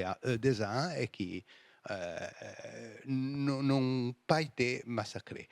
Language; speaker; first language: French; non-native, fluent; Italian